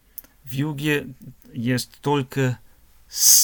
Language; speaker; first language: Russian; non-native, fluent; German